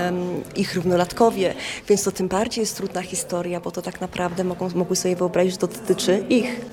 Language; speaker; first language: Polish; native; Polish